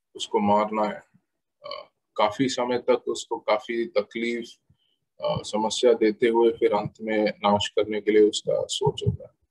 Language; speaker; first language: Hindi; non-native, local second language; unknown